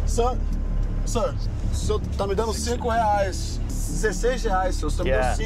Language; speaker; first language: Portuguese; native; Portuguese